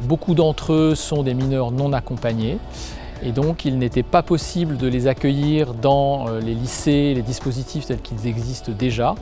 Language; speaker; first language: French; native; French